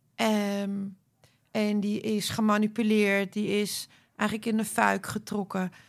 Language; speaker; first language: Dutch; early bilingual, other home language; Croatian